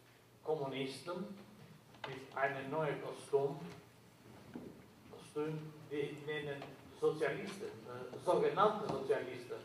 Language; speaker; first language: German; non-native, learner; Albanian